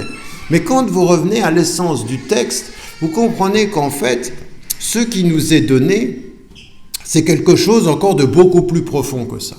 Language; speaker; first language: French; native; French